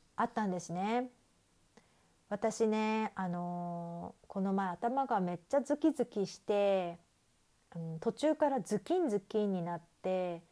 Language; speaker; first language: Japanese; native; Japanese